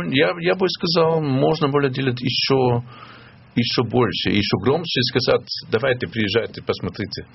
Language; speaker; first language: Russian; non-native, fluent; German